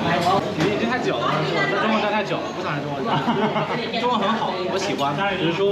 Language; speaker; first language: Chinese; early bilingual, heritage; Chinese